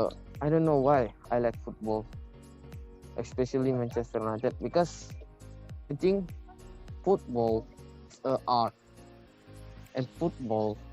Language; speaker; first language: English; non-native, learner; Indonesian